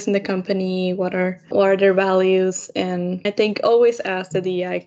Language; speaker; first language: English; non-native, fluent; Spanish